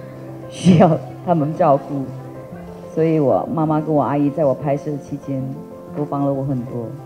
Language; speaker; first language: Chinese; non-native, local second language; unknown